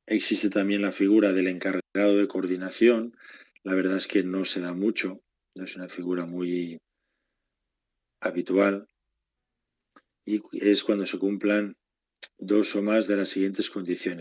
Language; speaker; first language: Spanish; native; Spanish